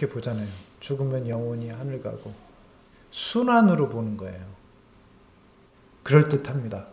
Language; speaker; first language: Korean; native; Korean